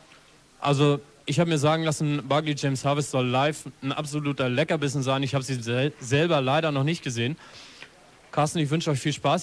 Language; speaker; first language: German; native; German